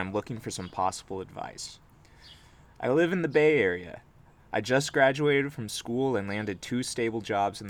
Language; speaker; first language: English; native; English